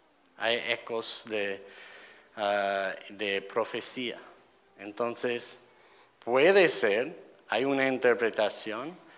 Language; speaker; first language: Spanish; non-native, fluent; English